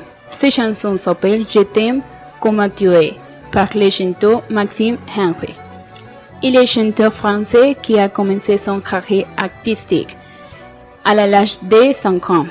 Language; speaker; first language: French; non-native, learner; Spanish